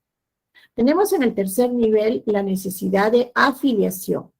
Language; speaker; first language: Spanish; native; Spanish